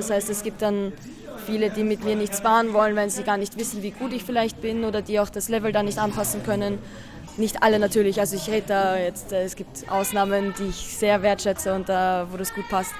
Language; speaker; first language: German; native; German